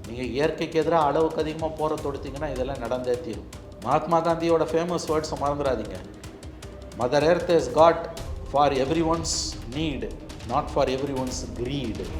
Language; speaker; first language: Tamil; native; Tamil